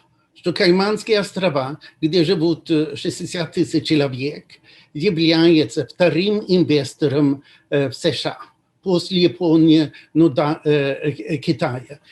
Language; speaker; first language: Russian; non-native, fluent; Swedish